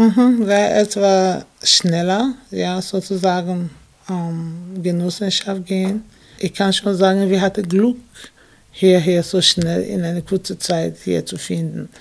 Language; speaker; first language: German; non-native, fluent; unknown